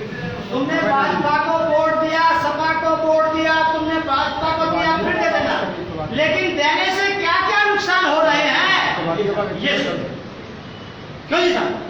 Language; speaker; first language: Hindi; native; Hindi